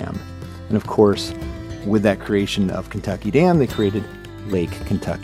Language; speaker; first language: English; native; English